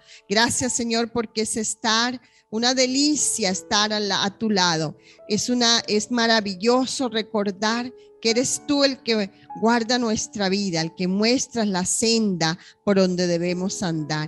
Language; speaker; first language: Spanish; native; Spanish